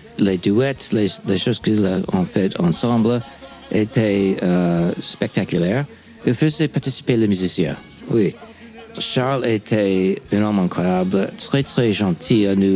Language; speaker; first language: French; non-native, fluent; English